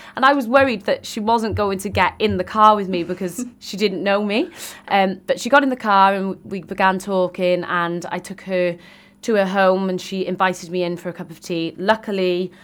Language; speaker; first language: English; native; English